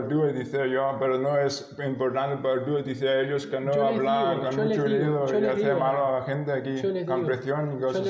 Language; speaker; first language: Spanish; non-native, learner; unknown